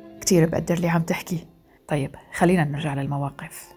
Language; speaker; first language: Arabic; native; Arabic